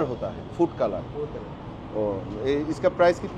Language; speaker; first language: Hindi; non-native, fluent; Bangla